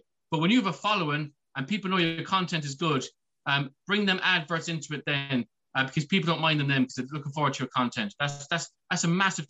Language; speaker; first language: English; native; English